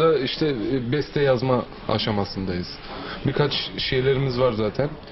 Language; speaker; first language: Turkish; early bilingual, heritage; Turkish